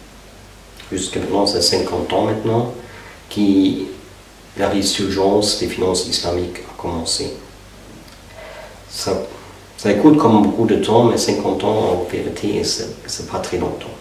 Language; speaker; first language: French; non-native, fluent; German